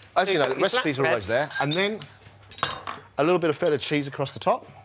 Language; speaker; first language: English; native; English